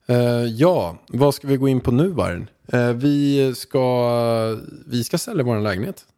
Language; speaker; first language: Swedish; native; Swedish